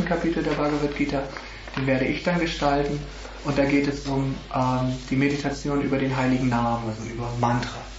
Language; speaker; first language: German; native; German